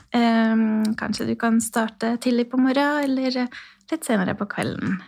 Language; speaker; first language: Norwegian; non-native, fluent; Hungarian